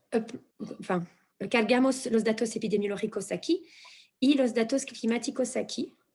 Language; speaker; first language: Spanish; non-native, fluent; French